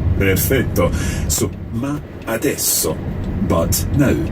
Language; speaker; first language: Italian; non-native, fluent; English